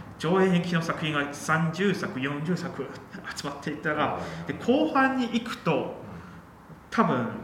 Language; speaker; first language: Japanese; non-native, fluent; Chinese